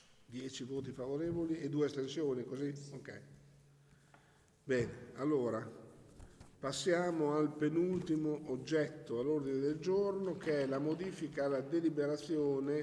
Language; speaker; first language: Italian; native; Italian